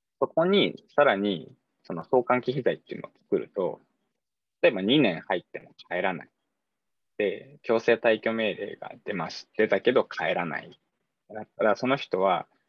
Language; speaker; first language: Japanese; native; Japanese